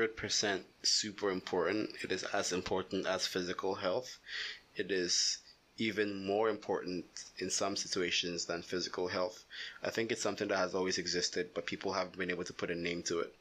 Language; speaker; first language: English; non-native, local second language; Akan